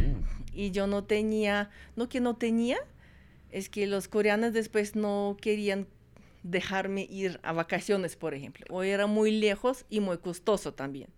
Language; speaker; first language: Spanish; non-native, fluent; Russian